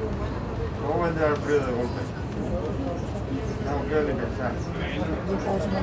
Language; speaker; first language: Spanish; native; Spanish